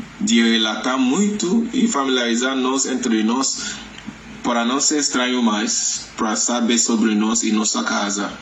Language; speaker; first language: Portuguese; non-native, learner; Yoruba